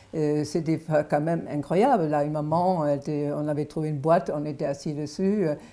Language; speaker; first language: French; non-native, fluent; German